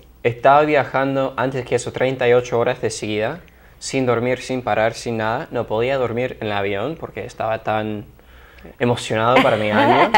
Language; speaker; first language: Spanish; non-native, fluent; English